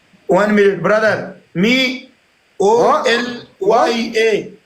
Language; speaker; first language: English; non-native, learner; Pashto